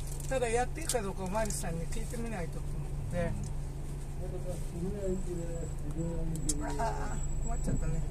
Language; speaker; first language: Japanese; native; Japanese